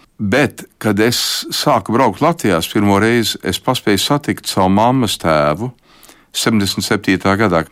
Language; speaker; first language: Latvian; early bilingual, heritage; Latvian